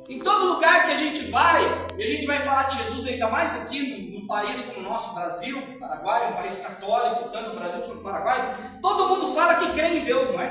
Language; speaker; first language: Portuguese; native; Portuguese